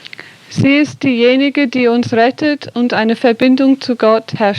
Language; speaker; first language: German; non-native, fluent; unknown